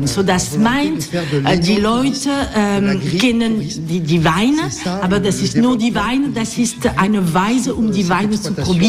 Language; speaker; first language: German; non-native, learner; French